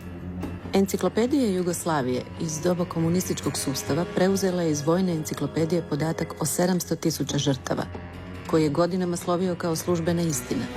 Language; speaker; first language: Croatian; native; Croatian